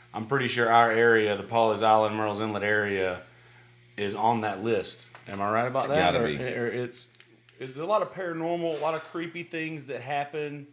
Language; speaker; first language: English; native; English